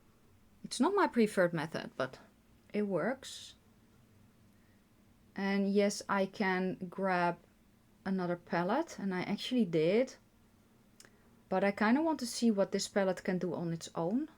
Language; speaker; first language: English; non-native, fluent; Dutch